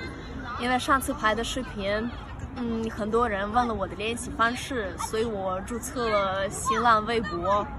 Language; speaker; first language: Chinese; non-native, fluent; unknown